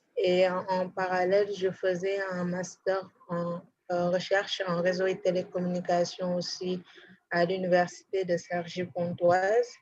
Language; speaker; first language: French; non-native, local second language; Wolof